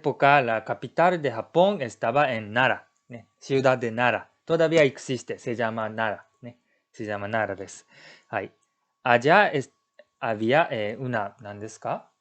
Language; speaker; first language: Spanish; non-native, learner; Japanese